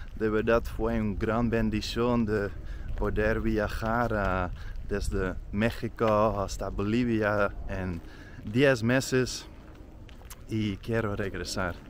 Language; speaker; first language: Spanish; non-native, learner; Dutch